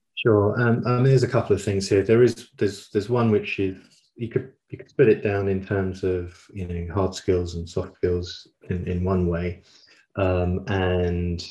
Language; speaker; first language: English; native; English